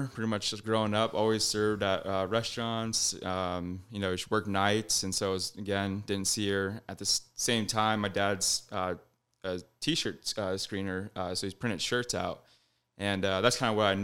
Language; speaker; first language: English; native; English